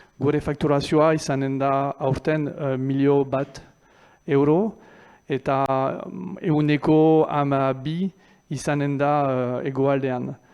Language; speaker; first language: Basque; non-native, local second language; French